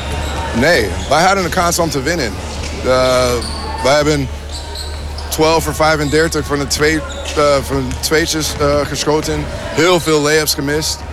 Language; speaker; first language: Dutch; non-native, learner; English